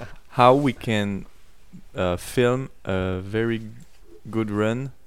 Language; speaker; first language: English; non-native, learner; French